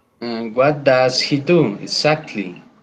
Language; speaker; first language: English; non-native, learner; Spanish